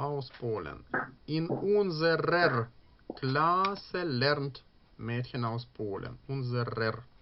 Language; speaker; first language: German; non-native, fluent; Ukrainian